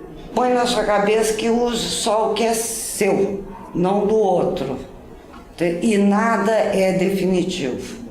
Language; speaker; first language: Portuguese; native; Portuguese